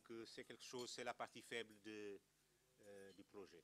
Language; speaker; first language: French; non-native, fluent; Kabuverdianu